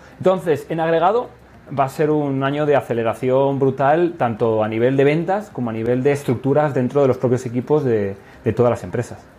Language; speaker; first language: Spanish; native; Spanish